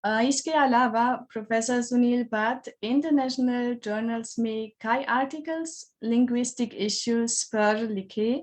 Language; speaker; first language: Hindi; non-native, learner; German